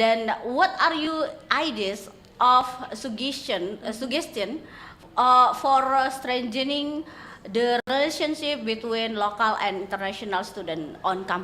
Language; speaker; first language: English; non-native, learner; Indonesian